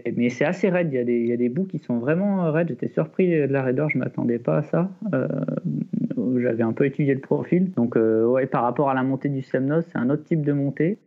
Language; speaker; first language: French; native; French